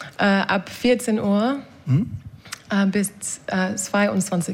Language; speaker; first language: German; non-native, learner; English